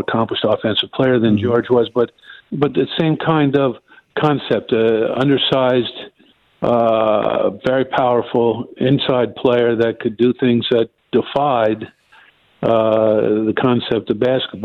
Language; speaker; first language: English; native; English